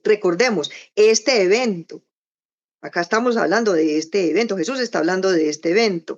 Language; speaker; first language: Spanish; native; Spanish